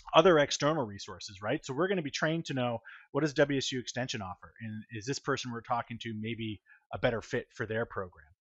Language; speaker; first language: English; native; English